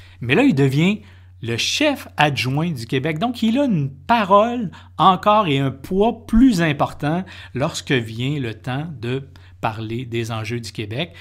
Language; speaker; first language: French; native; French